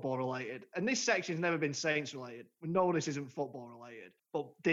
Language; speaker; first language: English; native; English